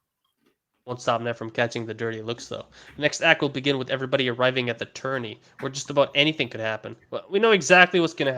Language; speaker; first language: English; native; English